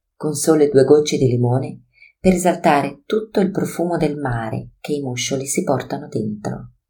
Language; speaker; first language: Italian; native; Italian